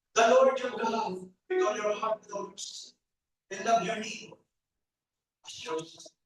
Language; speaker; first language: English; non-native, local second language; Filipino